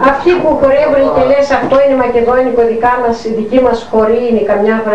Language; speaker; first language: Greek; native; Greek